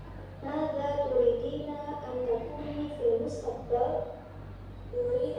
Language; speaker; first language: Arabic; non-native, learner; Indonesian